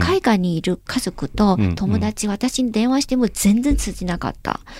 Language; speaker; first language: Japanese; non-native, fluent; Chinese